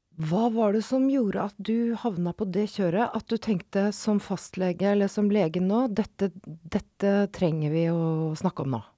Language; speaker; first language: Norwegian; native; Norwegian